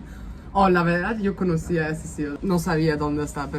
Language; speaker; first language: Spanish; non-native, fluent; German